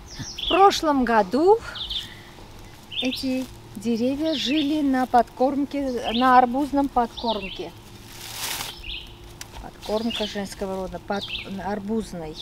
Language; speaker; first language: Russian; non-native, fluent; Armenian